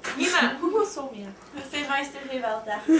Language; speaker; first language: Finnish; non-native, learner; English